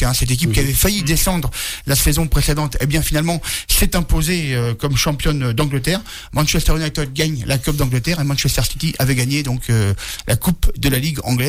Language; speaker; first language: French; native; French